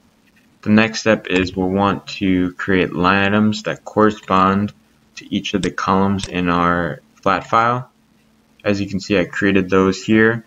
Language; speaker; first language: English; native; English